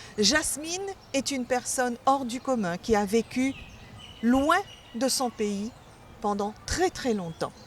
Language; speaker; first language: French; non-native, local second language; Morisyen